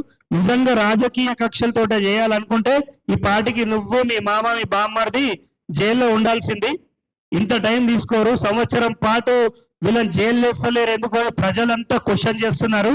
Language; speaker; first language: Telugu; native; Telugu